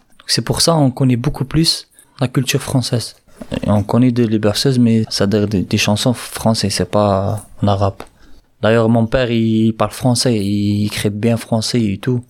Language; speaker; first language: French; non-native, local second language; Arabic